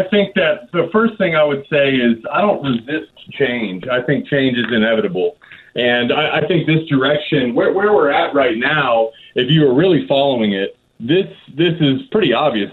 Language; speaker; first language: English; native; English